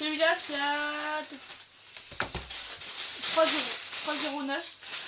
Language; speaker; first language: French; native; French